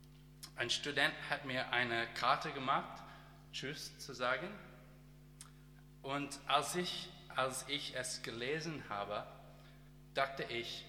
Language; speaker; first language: German; non-native, learner; English